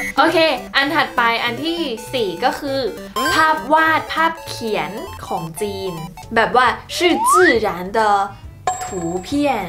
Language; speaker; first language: Thai; native; Thai